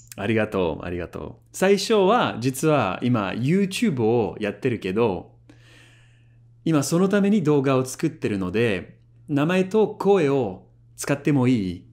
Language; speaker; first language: Japanese; non-native, fluent; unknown